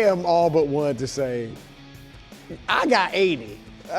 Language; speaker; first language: English; native; English